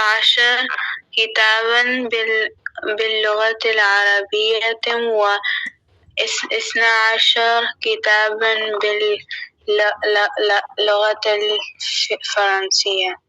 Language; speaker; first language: Arabic; non-native, learner; Urdu